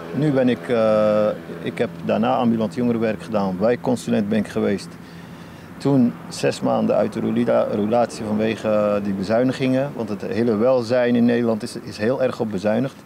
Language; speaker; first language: Dutch; early bilingual, other home language; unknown